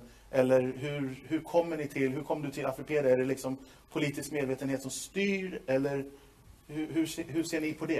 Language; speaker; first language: Swedish; native; Swedish